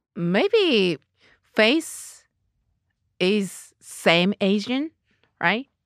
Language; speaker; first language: English; non-native, learner; Japanese